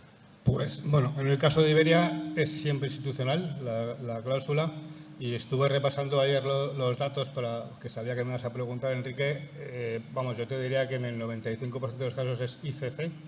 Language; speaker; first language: Spanish; native; Spanish